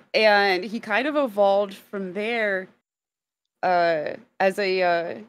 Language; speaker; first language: English; native; English